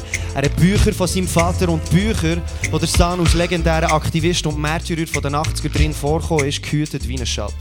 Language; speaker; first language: German; native; German